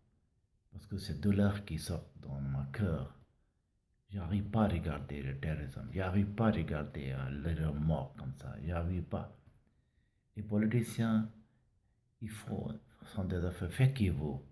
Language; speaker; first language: French; non-native, learner; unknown